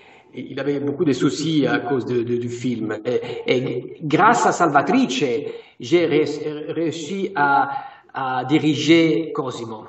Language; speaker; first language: French; non-native, fluent; Italian